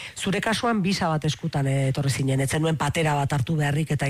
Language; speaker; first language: Basque; native; Basque